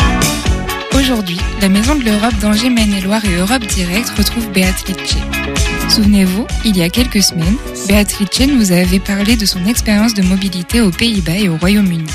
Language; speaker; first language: French; native; French